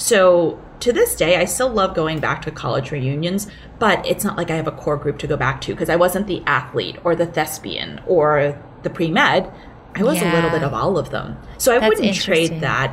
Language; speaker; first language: English; early bilingual, other home language; Cantonese